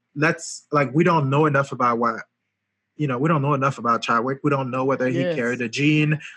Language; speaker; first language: English; non-native, local second language; French